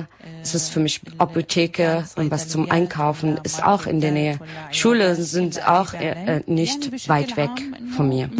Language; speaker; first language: German; non-native, learner; Arabic